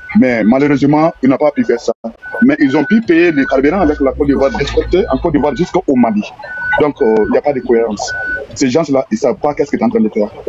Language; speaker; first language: French; non-native, local second language; Bambara